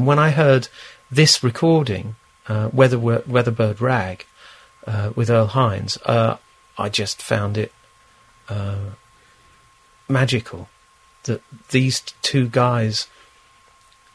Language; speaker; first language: English; native; English